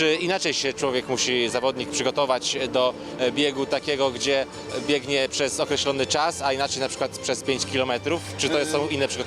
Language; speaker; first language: Polish; native; Polish